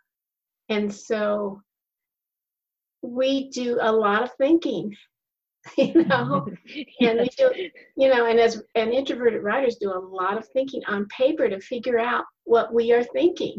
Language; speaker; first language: English; native; English